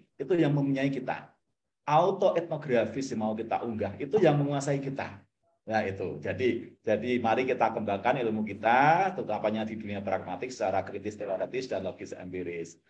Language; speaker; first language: Indonesian; non-native, local second language; Javanese